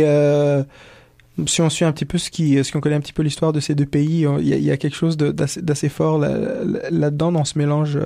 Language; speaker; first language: French; non-native, local second language; Kinyarwanda